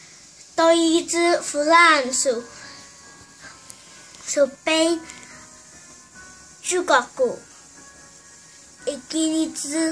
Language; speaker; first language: Japanese; non-native, learner; Chinese